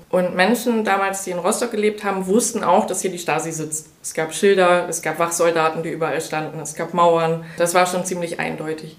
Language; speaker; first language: German; native; German